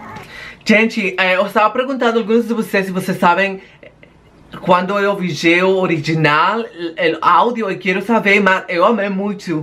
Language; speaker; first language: Portuguese; non-native, learner; Spanish